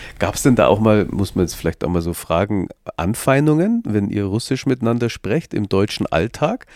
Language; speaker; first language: German; native; German